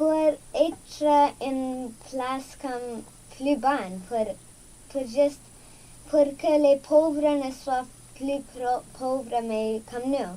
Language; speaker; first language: French; non-native, local second language; English